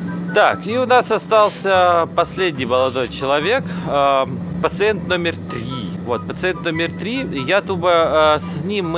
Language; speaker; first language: Russian; native; Russian